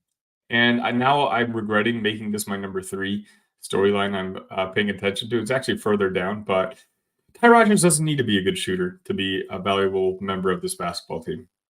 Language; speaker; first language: English; native; English